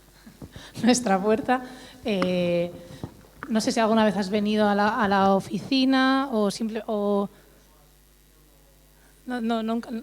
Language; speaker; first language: Spanish; native; Spanish